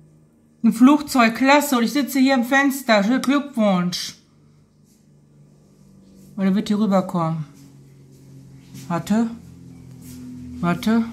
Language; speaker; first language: German; native; German